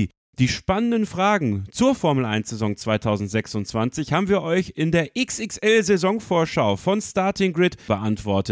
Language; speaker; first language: German; native; German